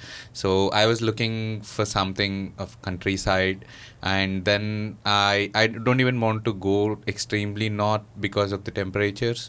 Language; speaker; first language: English; non-native, local second language; Telugu